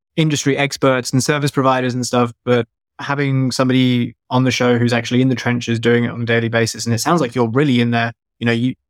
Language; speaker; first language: English; native; English